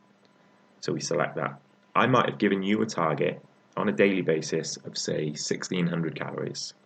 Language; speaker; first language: English; native; English